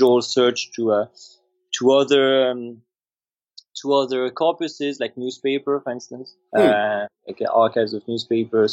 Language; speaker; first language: English; non-native, fluent; French